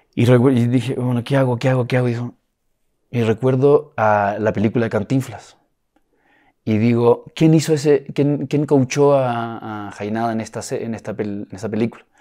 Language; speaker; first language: Spanish; native; Spanish